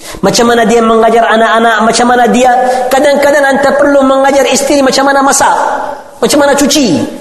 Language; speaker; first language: Malay; non-native, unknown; Arabic